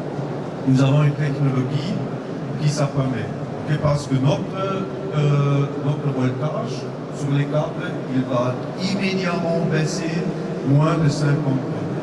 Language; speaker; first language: French; non-native, learner; German